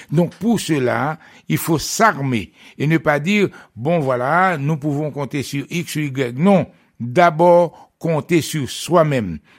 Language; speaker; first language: French; non-native, local second language; Haitian Creole